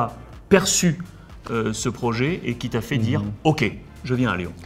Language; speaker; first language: French; native; French